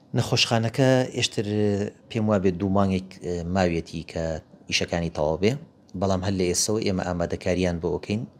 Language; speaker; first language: Central Kurdish; native; Central Kurdish